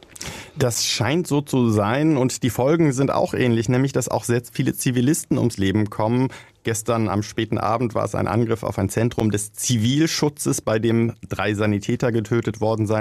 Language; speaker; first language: German; native; German